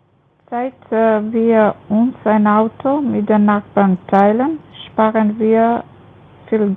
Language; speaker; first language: German; non-native, learner; Macedonian